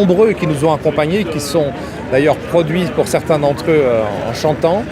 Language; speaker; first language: French; native; French